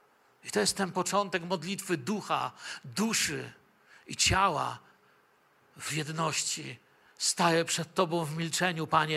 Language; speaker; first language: Polish; native; Polish